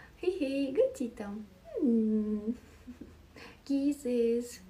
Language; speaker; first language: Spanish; non-native, learner; Russian